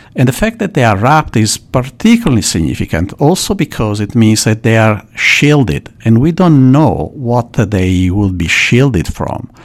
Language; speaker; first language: English; non-native, fluent; Italian